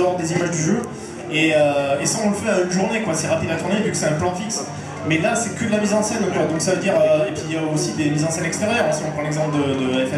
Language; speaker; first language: French; native; French